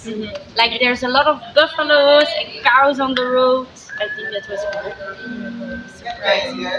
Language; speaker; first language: English; non-native, fluent; Dutch